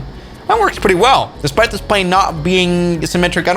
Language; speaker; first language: English; non-native, fluent; German